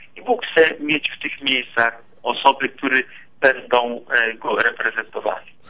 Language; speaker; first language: Polish; non-native, fluent; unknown